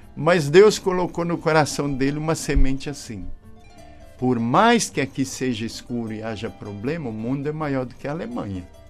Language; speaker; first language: Portuguese; native; Portuguese